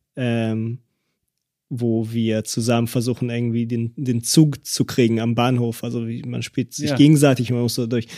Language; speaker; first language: German; early bilingual, other home language; Hebrew